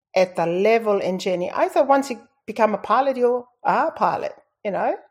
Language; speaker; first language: English; non-native, fluent; Tongan